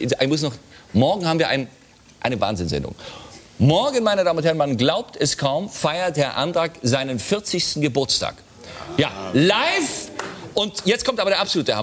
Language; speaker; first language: German; native; German